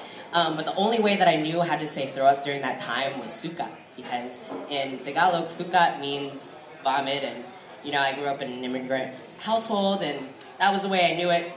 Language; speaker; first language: English; early bilingual, other home language; Filipino